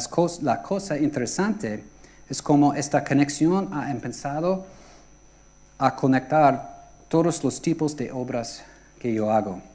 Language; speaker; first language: Spanish; non-native, fluent; English